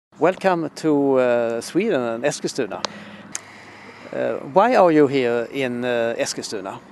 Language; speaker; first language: English; non-native, fluent; Swedish